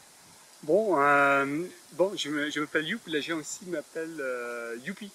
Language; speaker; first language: French; non-native, fluent; Dutch